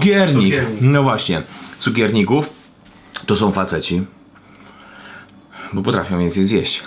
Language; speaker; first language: Polish; native; Polish